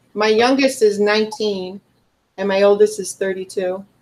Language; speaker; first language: English; native; English